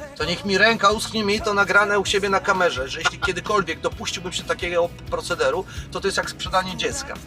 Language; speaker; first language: Polish; native; Polish